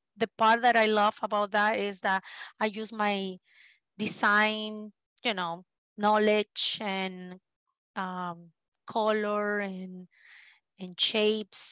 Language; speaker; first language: English; non-native, fluent; Spanish